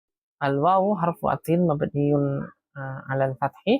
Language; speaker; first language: Arabic; non-native, fluent; Indonesian